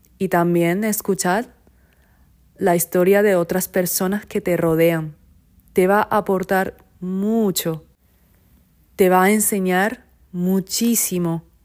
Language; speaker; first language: Spanish; non-native, fluent; Japanese